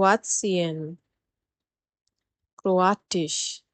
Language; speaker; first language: German; non-native, fluent; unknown